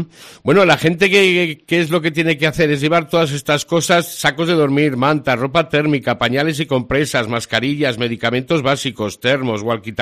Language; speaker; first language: Spanish; native; Spanish